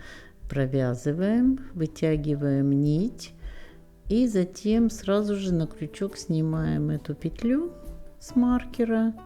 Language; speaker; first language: Russian; native; Russian